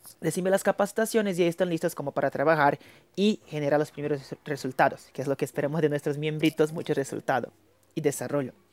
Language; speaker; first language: Spanish; non-native, fluent; Portuguese